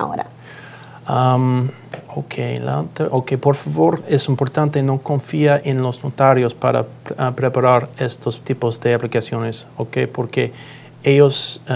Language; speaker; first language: Spanish; non-native, learner; English